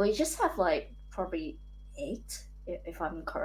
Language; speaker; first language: English; non-native, local second language; Cantonese